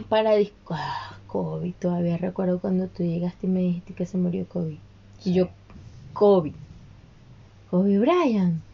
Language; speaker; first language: Spanish; native; Spanish